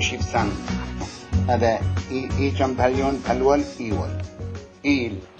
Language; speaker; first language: Korean; non-native, learner; Arabic